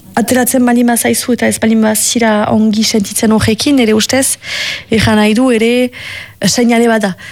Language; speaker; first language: Basque; native; Basque